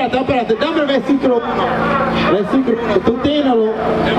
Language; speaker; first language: Spanish; non-native, learner; English